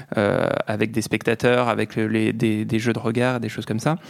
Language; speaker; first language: French; native; French